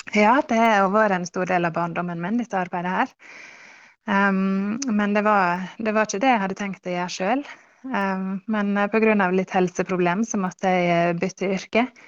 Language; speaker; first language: Norwegian; early bilingual, heritage; Norwegian